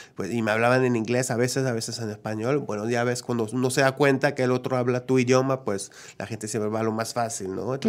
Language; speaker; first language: Spanish; non-native, fluent; French